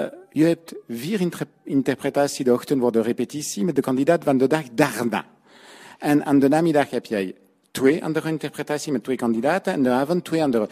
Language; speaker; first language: Dutch; non-native, learner; French